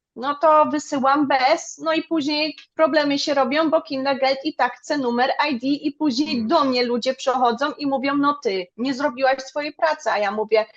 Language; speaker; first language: Polish; early bilingual, other home language; German